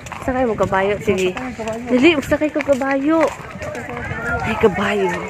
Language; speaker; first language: Cebuano; native; Cebuano